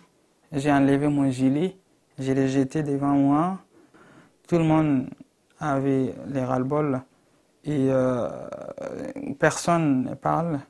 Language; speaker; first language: French; non-native, local second language; Arabic